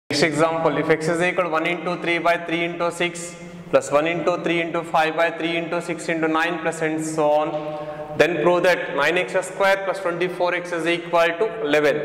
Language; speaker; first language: English; non-native, local second language; Telugu